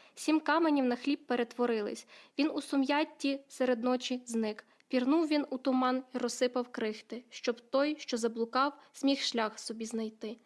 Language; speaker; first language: Ukrainian; native; Ukrainian